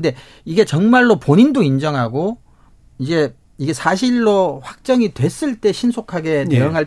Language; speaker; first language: Korean; native; Korean